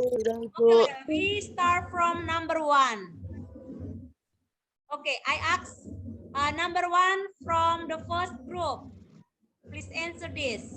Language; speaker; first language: English; non-native, local second language; Indonesian